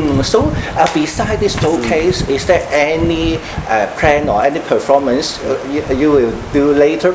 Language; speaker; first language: English; non-native, local second language; Cantonese